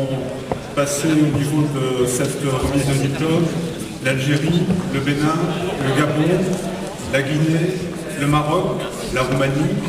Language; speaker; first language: French; native; French